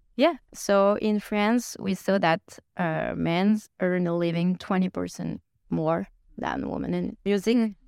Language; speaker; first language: English; non-native, fluent; Norwegian